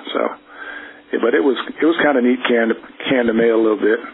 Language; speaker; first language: English; native; English